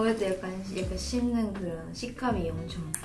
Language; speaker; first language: Korean; non-native, fluent; Japanese